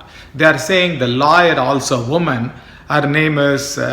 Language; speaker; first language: English; non-native, local second language; Tamil